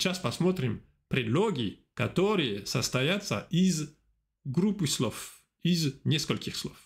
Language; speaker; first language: Russian; non-native, fluent; French